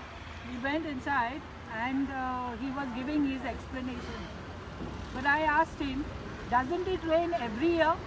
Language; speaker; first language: English; non-native, local second language; Konkani